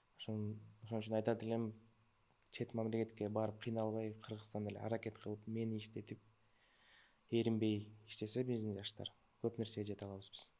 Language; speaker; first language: Kyrgyz; early bilingual, other home language; Russian